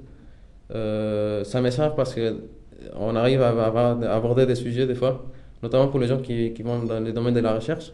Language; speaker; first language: French; non-native, fluent; Spanish